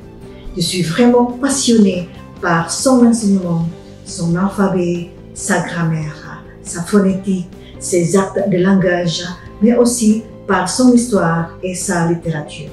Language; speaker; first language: French; non-native, fluent; Indonesian